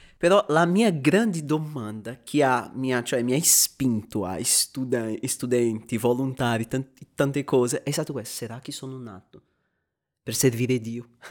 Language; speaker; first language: Italian; non-native, fluent; Portuguese